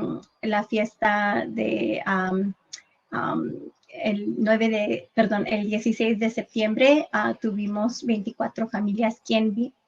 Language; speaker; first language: Spanish; early bilingual, heritage; English